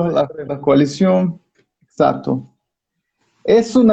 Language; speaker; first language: Spanish; non-native, fluent; Portuguese